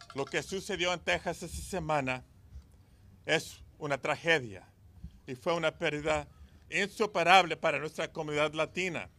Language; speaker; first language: Spanish; early bilingual, heritage; Spanish